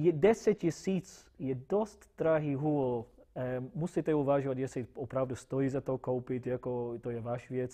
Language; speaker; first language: Czech; non-native, fluent; English